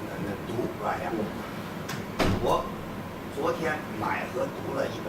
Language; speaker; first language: Chinese; non-native, fluent; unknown